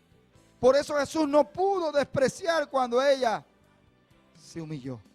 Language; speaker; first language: Spanish; native; Spanish